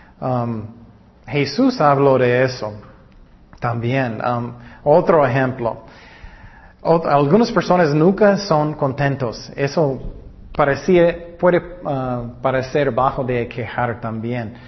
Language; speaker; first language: Spanish; non-native, learner; English